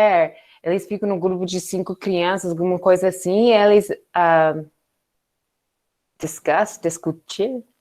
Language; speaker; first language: Portuguese; non-native, learner; English